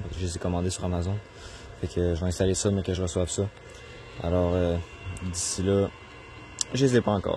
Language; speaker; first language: French; native; French